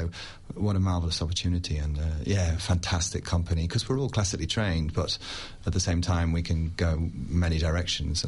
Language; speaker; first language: English; native; English